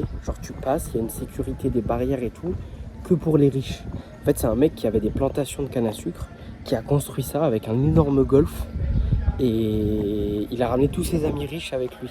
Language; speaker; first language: French; native; French